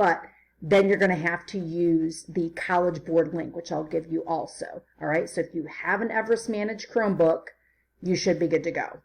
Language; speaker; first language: English; native; English